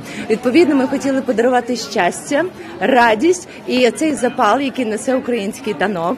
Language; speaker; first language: Ukrainian; native; Ukrainian